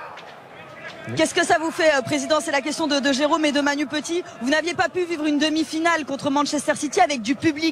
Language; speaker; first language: French; native; French